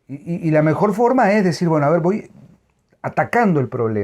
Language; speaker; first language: Spanish; native; Spanish